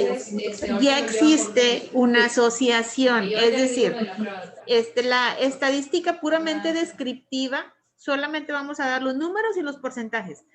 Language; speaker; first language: Spanish; native; Spanish